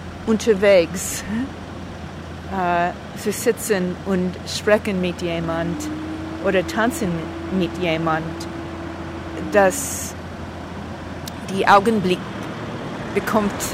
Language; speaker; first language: German; non-native, learner; English